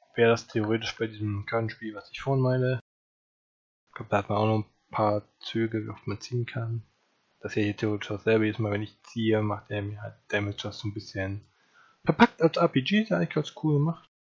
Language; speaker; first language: German; native; German